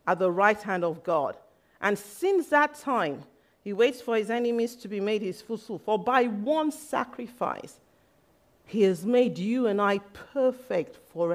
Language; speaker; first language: English; non-native, local second language; Yoruba